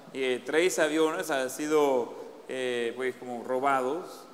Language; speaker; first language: Spanish; native; Spanish